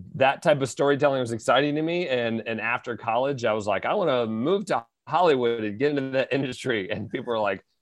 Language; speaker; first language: English; native; English